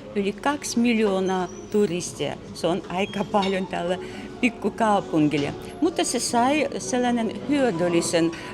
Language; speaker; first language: Finnish; non-native, fluent; Russian